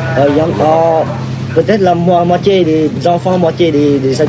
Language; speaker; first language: French; non-native, fluent; Vietnamese